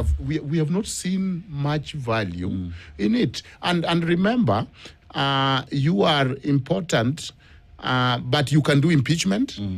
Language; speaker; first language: English; non-native, local second language; Luo (Kenya and Tanzania)